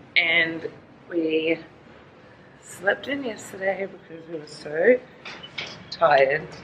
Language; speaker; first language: English; native; English